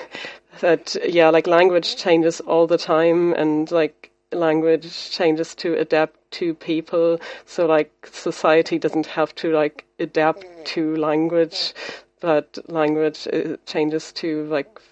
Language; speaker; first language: English; non-native, fluent; German